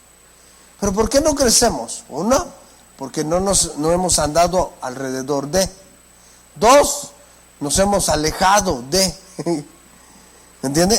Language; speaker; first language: Spanish; native; Spanish